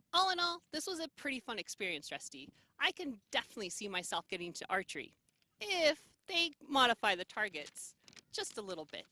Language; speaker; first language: English; native; English